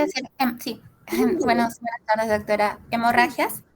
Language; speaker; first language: Spanish; native; Spanish